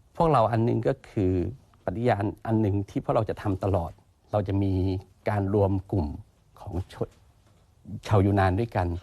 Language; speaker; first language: Thai; non-native, local second language; Chinese